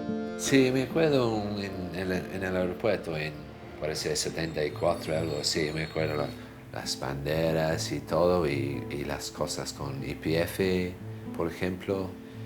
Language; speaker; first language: Spanish; non-native, fluent; English